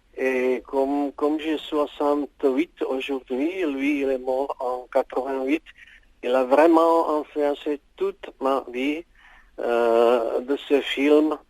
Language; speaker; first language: French; non-native, fluent; Czech